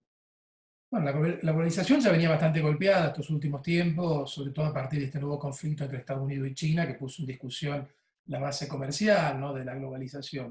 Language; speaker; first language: Spanish; native; Spanish